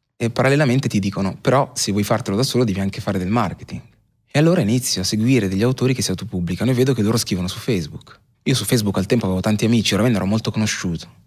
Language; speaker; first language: Italian; early bilingual, other home language; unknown